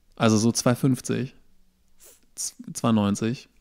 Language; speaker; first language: German; native; German